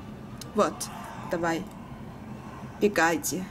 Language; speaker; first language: Russian; non-native, learner; Chinese